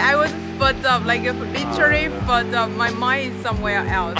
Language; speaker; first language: English; non-native, fluent; Chinese